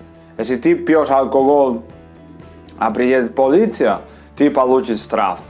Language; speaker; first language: Russian; non-native, fluent; Spanish